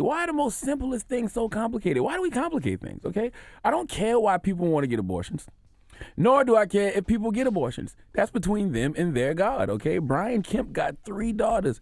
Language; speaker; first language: English; native; English